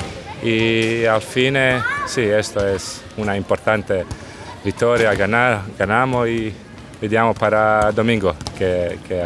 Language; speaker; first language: Spanish; non-native, learner; Croatian